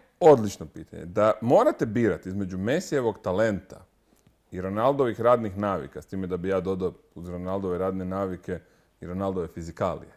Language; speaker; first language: Croatian; native; Croatian